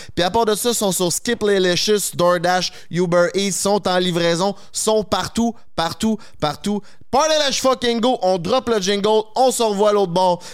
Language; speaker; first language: French; native; French